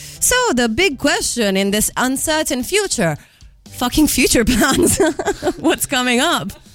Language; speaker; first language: English; non-native, fluent; Italian